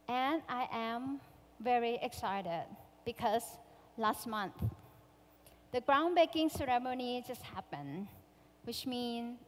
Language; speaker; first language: English; non-native, fluent; Thai